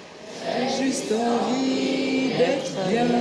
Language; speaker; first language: French; native; French